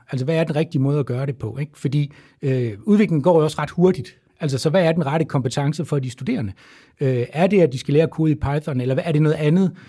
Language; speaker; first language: Danish; native; Danish